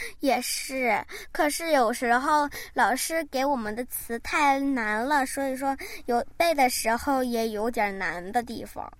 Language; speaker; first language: Chinese; early bilingual, heritage; Chinese